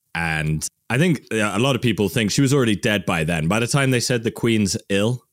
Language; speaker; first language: English; native; English